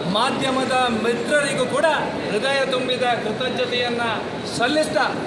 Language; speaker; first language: Kannada; native; Kannada